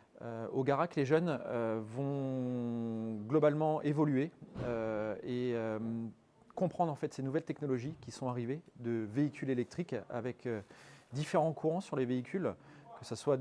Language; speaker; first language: French; native; French